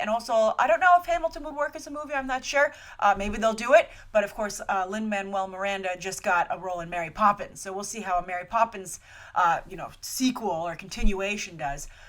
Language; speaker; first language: English; native; English